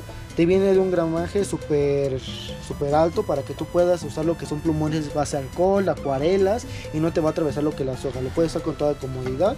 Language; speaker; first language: Spanish; native; Spanish